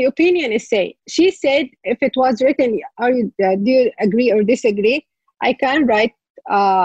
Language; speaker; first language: English; non-native, fluent; Arabic